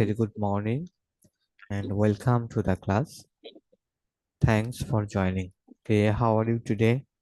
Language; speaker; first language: English; non-native, fluent; Bangla